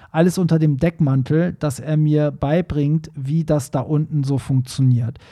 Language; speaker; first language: German; non-native, fluent; Persian